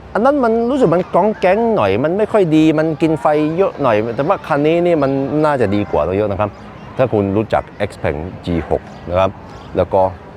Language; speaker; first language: Thai; non-native, fluent; Norwegian